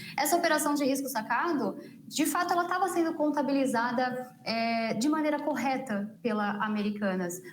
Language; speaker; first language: Portuguese; native; Portuguese